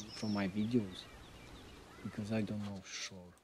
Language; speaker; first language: English; non-native, learner; Romanian